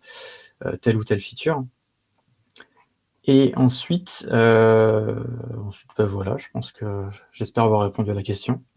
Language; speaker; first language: French; native; French